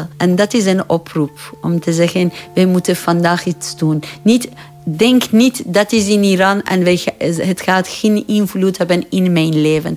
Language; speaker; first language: Dutch; non-native, fluent; Persian